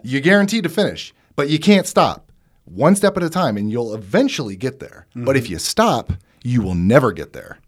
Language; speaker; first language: English; native; English